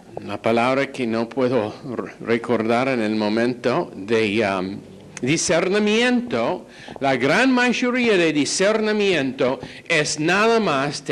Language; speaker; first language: Spanish; non-native, fluent; English